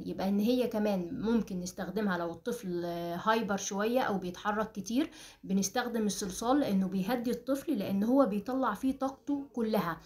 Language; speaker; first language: Arabic; native; Arabic